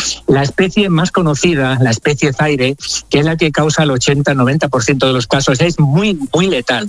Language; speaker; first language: Spanish; native; Spanish